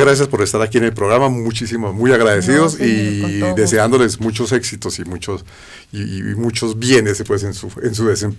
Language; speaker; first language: Spanish; native; Spanish